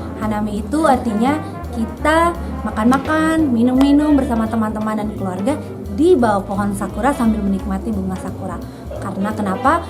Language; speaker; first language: Indonesian; native; Indonesian